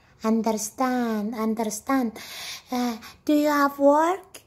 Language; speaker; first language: English; non-native, learner; Amharic